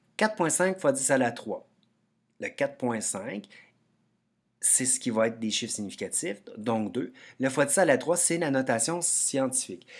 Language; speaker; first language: French; native; French